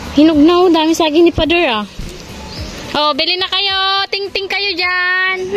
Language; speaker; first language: Filipino; non-native, local second language; Bikol